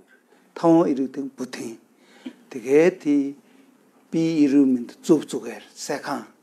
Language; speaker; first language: Mongolian; non-native, fluent; Tibetan